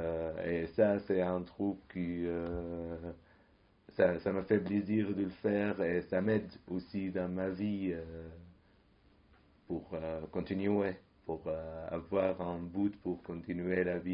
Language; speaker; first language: French; non-native, fluent; Arabic